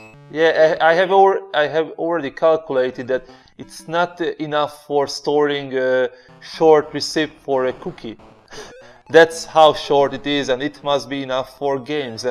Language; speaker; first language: English; non-native, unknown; Hungarian